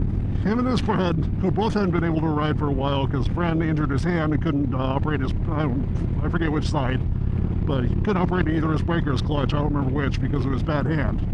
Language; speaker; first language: English; native; English